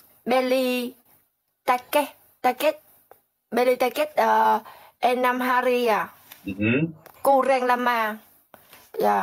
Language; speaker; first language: Indonesian; non-native, learner; Vietnamese